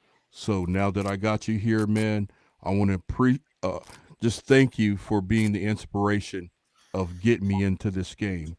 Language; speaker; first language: English; native; English